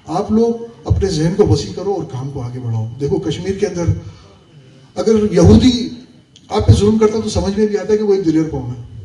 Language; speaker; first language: Urdu; non-native, local second language; Memoni